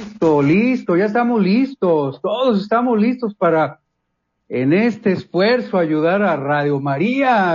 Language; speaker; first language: Spanish; native; Spanish